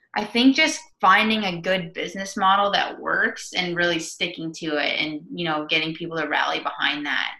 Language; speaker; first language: English; native; English